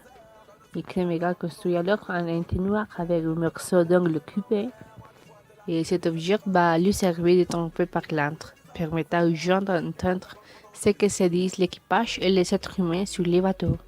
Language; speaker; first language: French; non-native, learner; Spanish